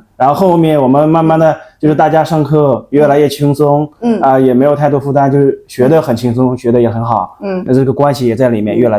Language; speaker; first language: Chinese; native; Chinese